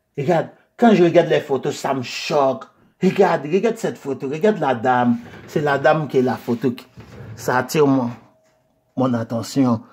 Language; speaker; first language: French; non-native, local second language; Haitian Creole